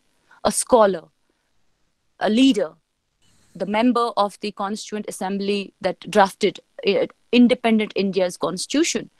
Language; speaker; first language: English; non-native, local second language; Kashmiri